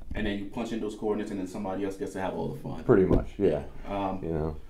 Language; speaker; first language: English; native; English